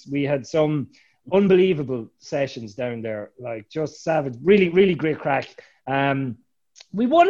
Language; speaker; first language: English; native; English